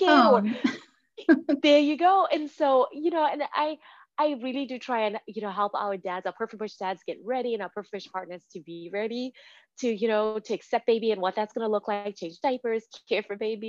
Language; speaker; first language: English; non-native, local second language; Shona